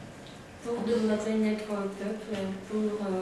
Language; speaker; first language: French; non-native, learner; Russian